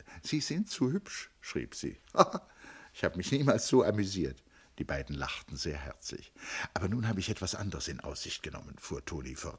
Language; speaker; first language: German; native; German